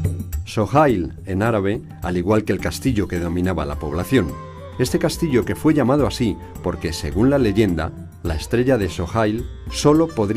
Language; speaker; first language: Spanish; native; Spanish